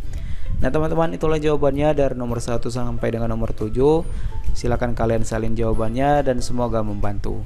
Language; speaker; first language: Indonesian; native; Indonesian